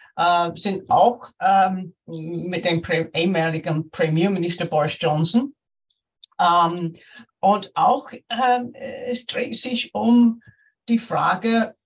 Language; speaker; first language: German; non-native, fluent; English